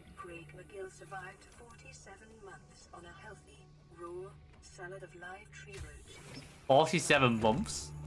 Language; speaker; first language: English; native; English